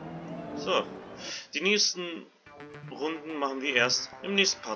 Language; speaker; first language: German; native; German